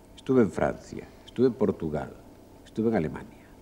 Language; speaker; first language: Spanish; native; Spanish